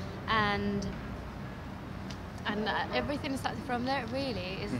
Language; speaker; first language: English; non-native, fluent; Spanish